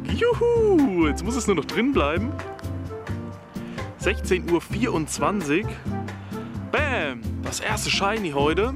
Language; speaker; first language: German; native; German